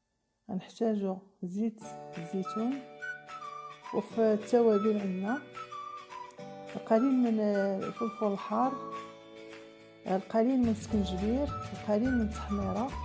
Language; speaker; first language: Arabic; native; Arabic